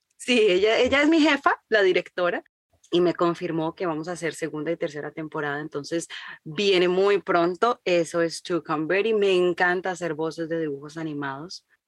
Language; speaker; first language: Spanish; native; Spanish